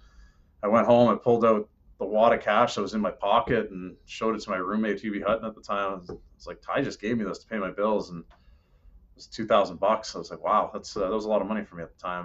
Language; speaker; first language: English; native; English